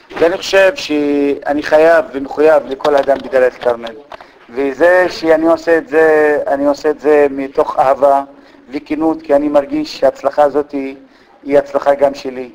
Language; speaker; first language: Hebrew; non-native, local second language; Arabic